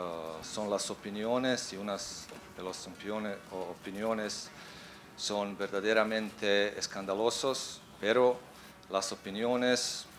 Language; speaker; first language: Spanish; non-native, fluent; Bosnian